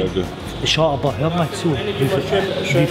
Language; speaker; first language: German; non-native, learner; Armenian